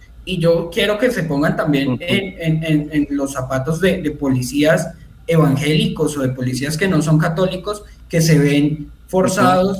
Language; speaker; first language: Spanish; native; Spanish